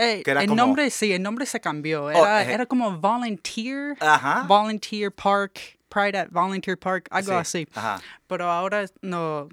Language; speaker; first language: Spanish; early bilingual, heritage; English